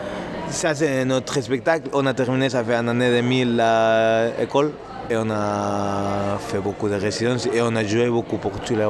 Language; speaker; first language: French; non-native, learner; Spanish